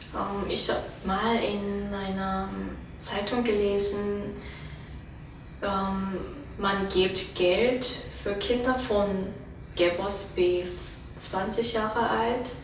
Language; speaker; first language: German; non-native, fluent; Korean